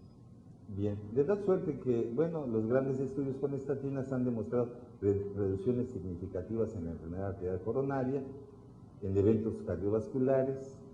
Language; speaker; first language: Spanish; native; Spanish